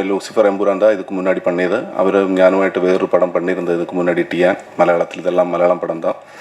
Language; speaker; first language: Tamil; non-native, learner; Malayalam